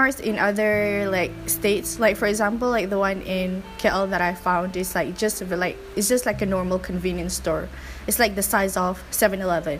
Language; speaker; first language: English; non-native, local second language; Malay